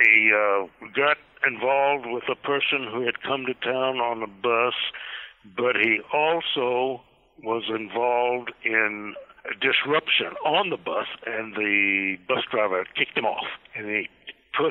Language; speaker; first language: English; native; English